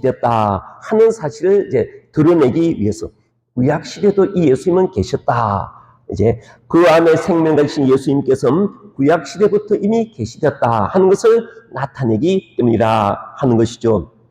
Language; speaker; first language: Korean; native; Korean